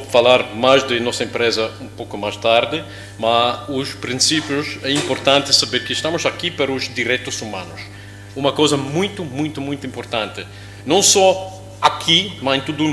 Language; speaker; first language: Portuguese; non-native, learner; English